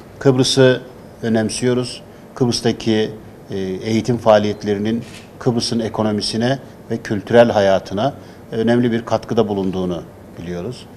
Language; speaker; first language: Turkish; native; Turkish